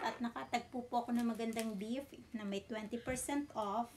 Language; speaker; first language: Filipino; native; Filipino